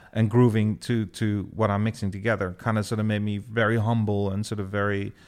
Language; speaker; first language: English; non-native, fluent; Dutch